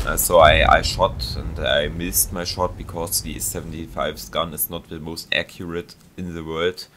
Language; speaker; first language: English; non-native, fluent; German